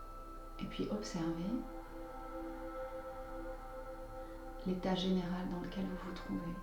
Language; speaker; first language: French; native; French